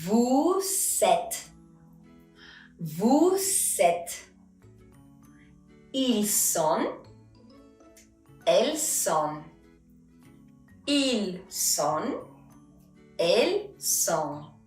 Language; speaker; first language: French; non-native, fluent; Spanish